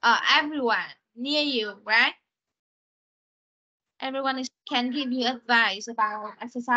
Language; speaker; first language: English; non-native, fluent; Vietnamese